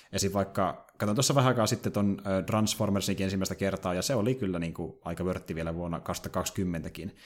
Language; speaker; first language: Finnish; native; Finnish